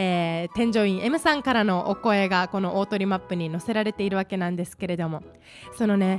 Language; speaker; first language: Japanese; native; Japanese